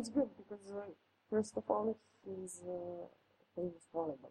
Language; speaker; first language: English; non-native, fluent; Serbian